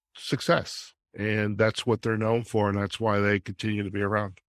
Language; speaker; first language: English; native; English